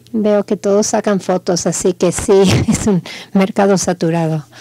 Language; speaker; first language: Spanish; non-native, fluent; English